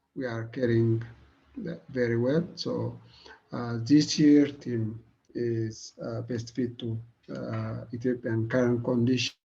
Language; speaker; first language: English; non-native, local second language; Amharic